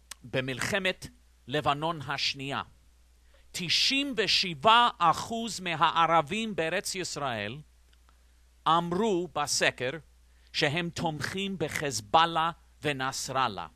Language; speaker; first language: Hebrew; non-native, fluent; English